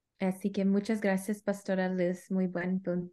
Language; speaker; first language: Spanish; early bilingual, heritage; Spanish